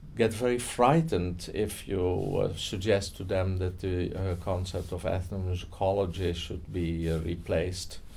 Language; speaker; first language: English; non-native, fluent; Dutch